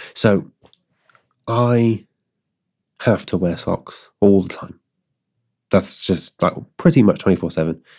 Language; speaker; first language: English; native; English